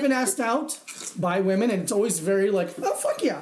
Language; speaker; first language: English; early bilingual, other home language; Spanish